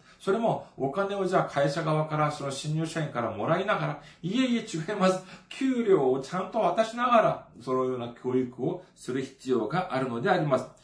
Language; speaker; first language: Japanese; non-native, fluent; Korean